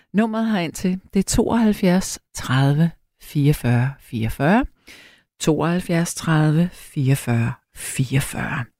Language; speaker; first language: Danish; native; Danish